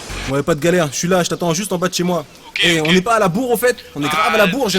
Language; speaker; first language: French; native; French